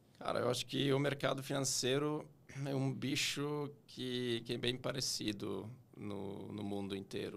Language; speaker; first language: Portuguese; non-native, fluent; German